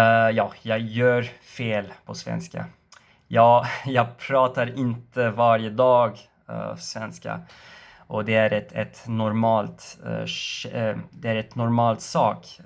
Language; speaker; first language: Swedish; non-native, learner; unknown